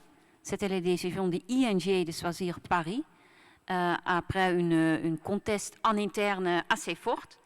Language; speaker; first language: French; non-native, fluent; Dutch